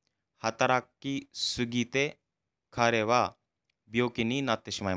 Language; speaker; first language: Japanese; non-native, fluent; Hindi